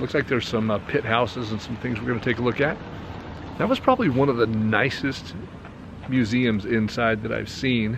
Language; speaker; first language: English; native; English